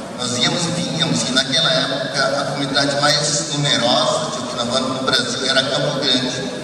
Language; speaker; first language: Portuguese; early bilingual, other home language; Japanese